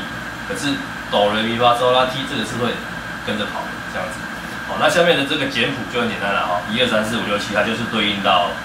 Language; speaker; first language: Chinese; native; Chinese